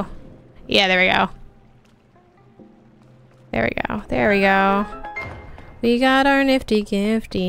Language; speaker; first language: English; native; English